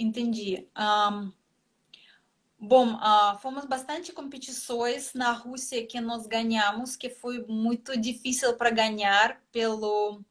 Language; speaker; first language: Portuguese; non-native, fluent; Russian